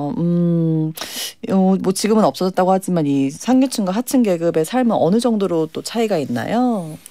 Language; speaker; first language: Korean; native; Korean